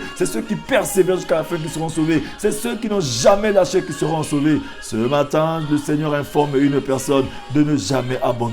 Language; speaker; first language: French; non-native, local second language; Lingala